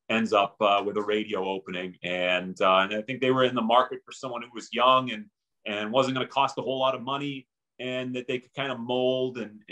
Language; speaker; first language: English; native; English